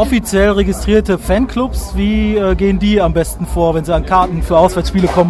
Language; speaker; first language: German; native; German